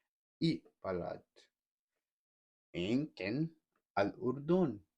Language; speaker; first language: Arabic; non-native, learner; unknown